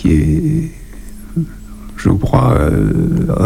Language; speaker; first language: French; native; French